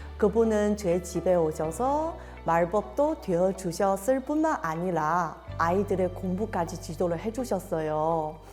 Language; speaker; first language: Korean; non-native, fluent; Chinese